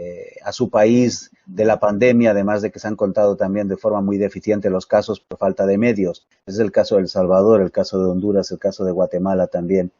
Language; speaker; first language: Spanish; native; Spanish